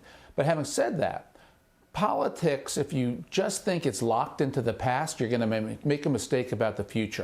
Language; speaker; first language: English; native; English